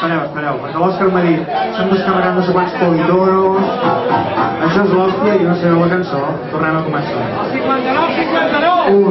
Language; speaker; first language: Catalan; native; Catalan